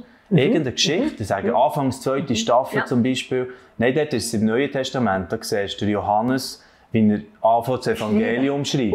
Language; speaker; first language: German; native; German